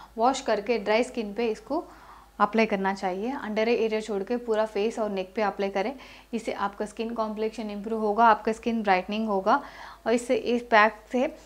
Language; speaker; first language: Hindi; non-native, local second language; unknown